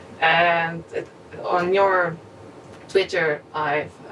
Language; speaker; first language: English; non-native, fluent; Slovenian